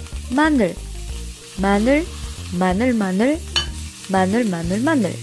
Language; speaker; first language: Korean; non-native, fluent; Spanish